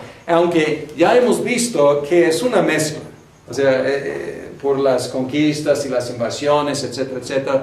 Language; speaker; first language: Spanish; non-native, fluent; English